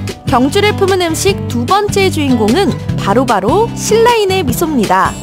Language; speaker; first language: Korean; native; Korean